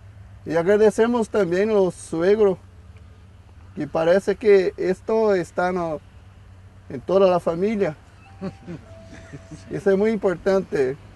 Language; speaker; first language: Spanish; non-native, fluent; Portuguese